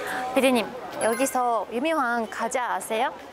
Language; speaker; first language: Korean; non-native, learner; Japanese